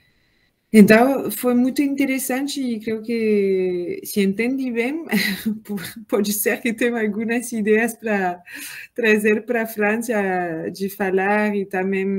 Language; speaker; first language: Portuguese; non-native, learner; French